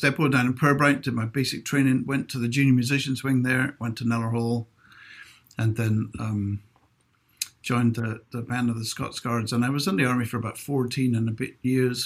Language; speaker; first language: English; native; English